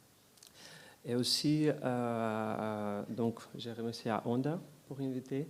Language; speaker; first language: French; non-native, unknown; Ukrainian